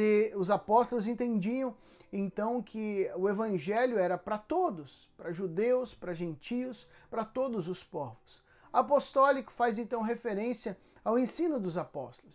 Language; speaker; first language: Portuguese; native; Portuguese